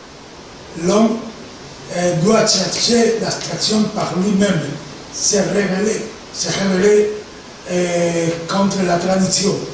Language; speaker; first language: French; non-native, fluent; Spanish